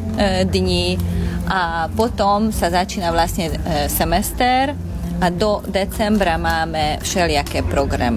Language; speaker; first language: Slovak; non-native, local second language; Hungarian